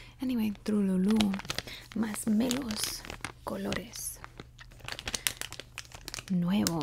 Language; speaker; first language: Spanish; early bilingual, heritage; Spanish